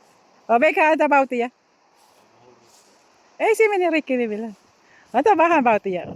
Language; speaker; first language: Finnish; non-native, learner; Filipino